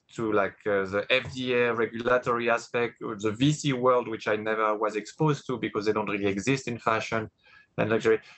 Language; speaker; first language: English; non-native, fluent; French